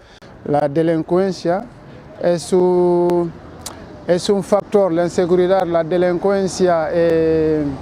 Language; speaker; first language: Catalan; non-native, fluent; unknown